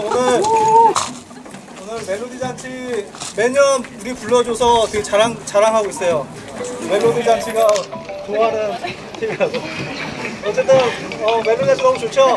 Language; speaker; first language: Korean; non-native, fluent; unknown